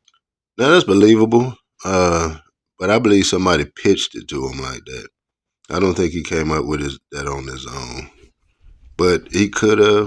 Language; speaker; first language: English; native; English